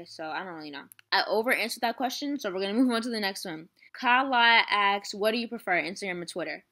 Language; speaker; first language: English; native; English